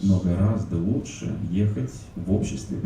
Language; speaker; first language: Russian; native; Russian